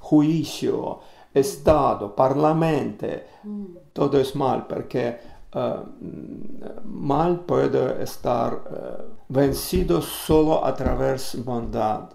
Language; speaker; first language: Spanish; non-native, learner; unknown